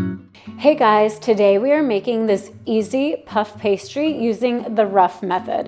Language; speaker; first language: English; native; English